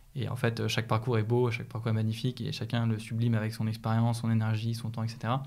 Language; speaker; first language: French; native; French